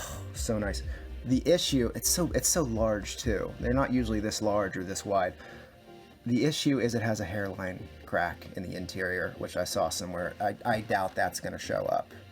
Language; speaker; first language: English; native; English